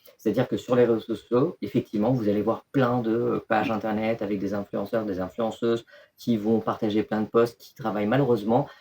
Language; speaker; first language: French; early bilingual, other home language; Turkish